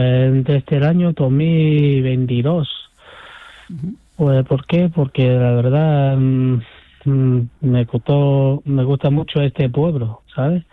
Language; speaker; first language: Spanish; non-native, fluent; Chinese